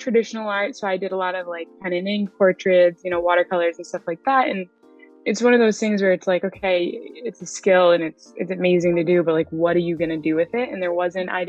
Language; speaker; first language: English; native; English